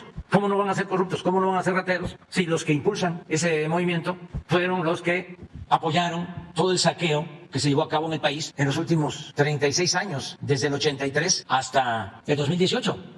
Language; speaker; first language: Spanish; native; Spanish